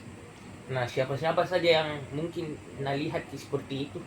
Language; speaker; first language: Indonesian; native; Indonesian